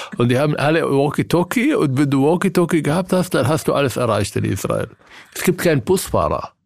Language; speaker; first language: German; non-native, fluent; Arabic